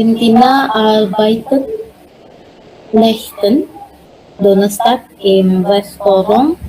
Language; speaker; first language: German; non-native, learner; Indonesian